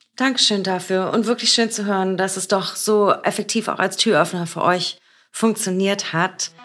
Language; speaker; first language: German; native; German